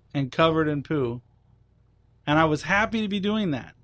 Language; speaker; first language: English; native; English